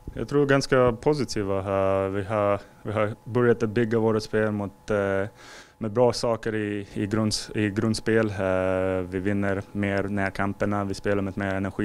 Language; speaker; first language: Swedish; non-native, fluent; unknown